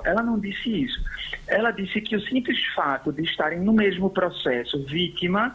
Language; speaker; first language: Portuguese; native; Portuguese